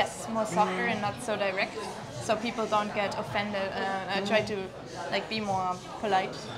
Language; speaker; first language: English; non-native, fluent; German